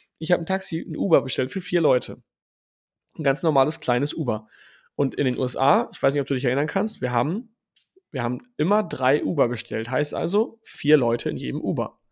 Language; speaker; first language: German; native; German